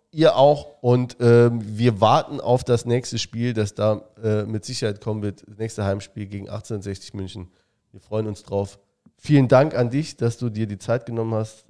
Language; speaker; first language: German; native; German